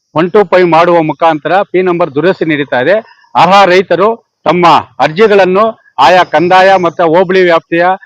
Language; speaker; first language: Kannada; native; Kannada